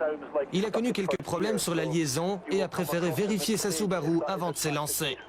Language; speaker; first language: French; native; French